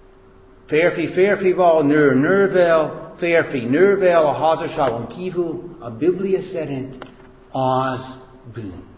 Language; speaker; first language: Hungarian; non-native, fluent; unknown